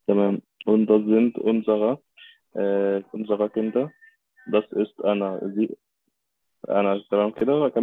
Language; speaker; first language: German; non-native, learner; Arabic